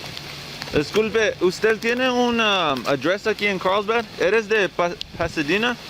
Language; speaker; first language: Spanish; early bilingual, heritage; English